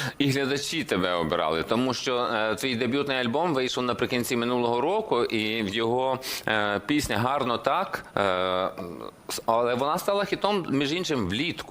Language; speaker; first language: Ukrainian; native; Ukrainian